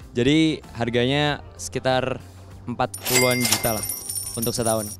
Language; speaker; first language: Indonesian; native; Indonesian